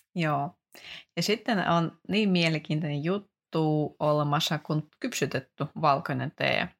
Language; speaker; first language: Finnish; non-native, fluent; Russian